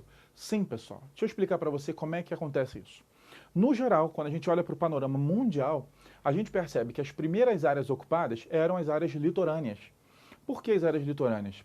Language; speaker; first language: Portuguese; native; Portuguese